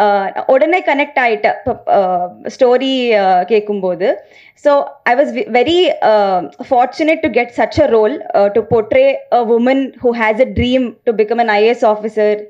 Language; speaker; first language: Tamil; non-native, learner; Telugu